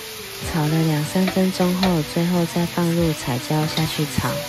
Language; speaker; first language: Chinese; native; Chinese